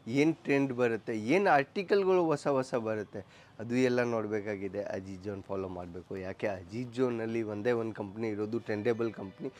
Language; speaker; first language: Kannada; non-native, local second language; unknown